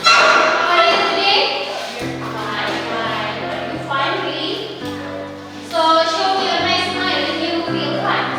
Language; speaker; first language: English; non-native, fluent; Indonesian